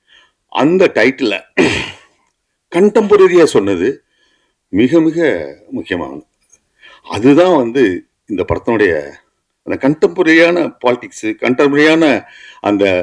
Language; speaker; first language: Tamil; native; Tamil